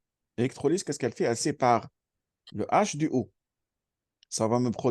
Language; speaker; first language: French; non-native, fluent; Arabic